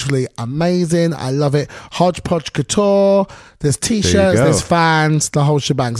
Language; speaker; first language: English; native; English